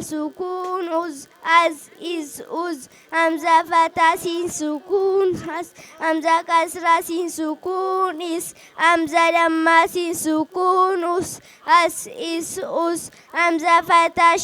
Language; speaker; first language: Arabic; non-native, learner; Oromo